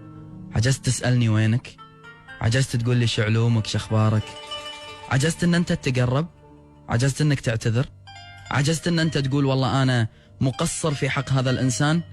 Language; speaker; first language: Arabic; native; Arabic